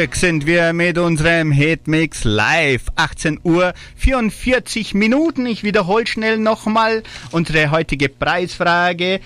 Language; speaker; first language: German; early bilingual, heritage; German